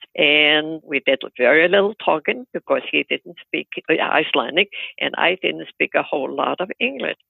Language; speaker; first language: English; non-native, fluent; Icelandic